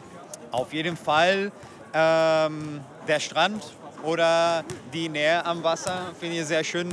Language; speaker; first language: German; non-native, fluent; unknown